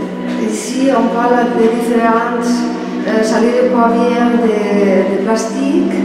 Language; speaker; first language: French; non-native, learner; Spanish